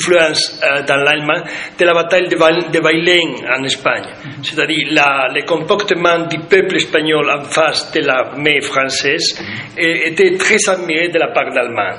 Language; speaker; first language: French; non-native, fluent; Spanish